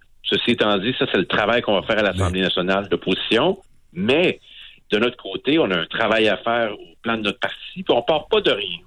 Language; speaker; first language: French; native; French